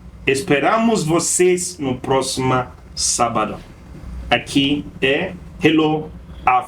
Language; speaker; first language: Portuguese; non-native, fluent; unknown